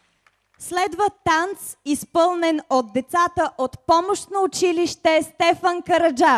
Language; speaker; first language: Bulgarian; native; Bulgarian